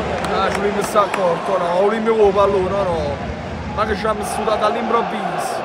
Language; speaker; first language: Italian; native; Italian